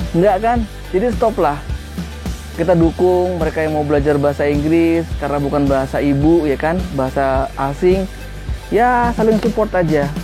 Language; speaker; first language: Indonesian; native; Indonesian